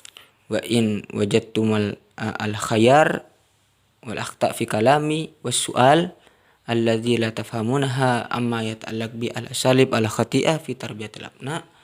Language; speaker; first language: Arabic; non-native, learner; Indonesian